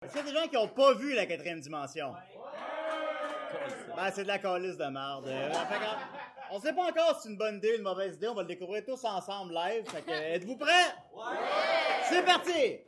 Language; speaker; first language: French; native; French